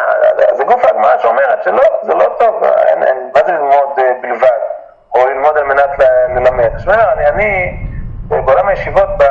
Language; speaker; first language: Hebrew; native; Hebrew